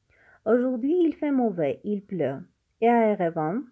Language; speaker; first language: French; non-native, fluent; Armenian